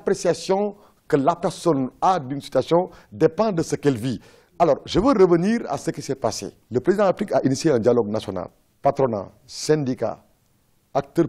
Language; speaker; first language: French; non-native, local second language; Wolof